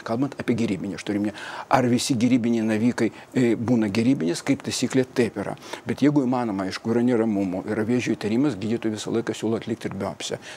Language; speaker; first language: Lithuanian; non-native, fluent; Russian